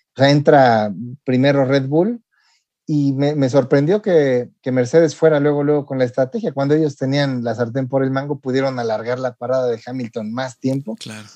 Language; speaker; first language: Spanish; native; Spanish